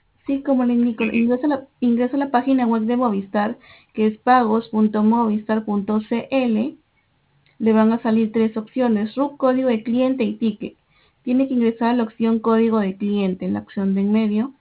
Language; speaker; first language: Spanish; native; Spanish